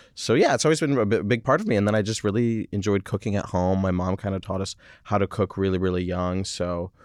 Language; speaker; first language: English; native; English